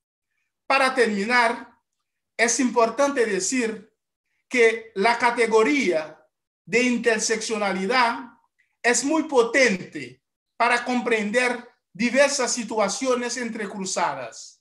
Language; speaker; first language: Spanish; non-native, fluent; Haitian Creole